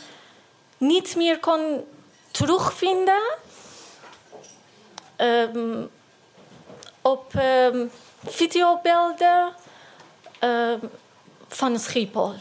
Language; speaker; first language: Dutch; non-native, learner; Persian